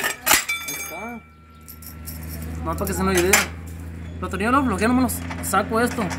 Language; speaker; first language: Spanish; native; Spanish